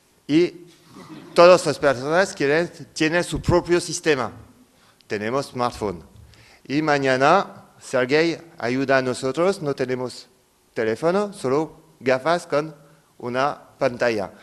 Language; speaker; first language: Spanish; non-native, fluent; French